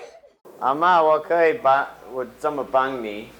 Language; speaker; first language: Chinese; non-native, learner; English